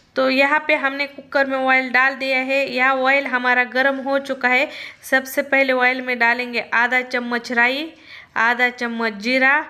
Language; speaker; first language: Hindi; non-native, local second language; Marathi